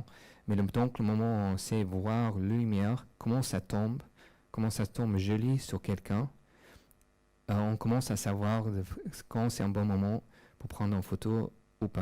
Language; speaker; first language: French; non-native, fluent; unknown